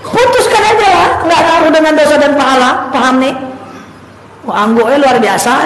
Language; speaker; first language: Indonesian; native; Indonesian